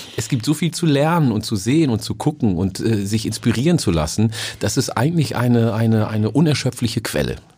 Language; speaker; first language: German; early bilingual, other home language; Oromo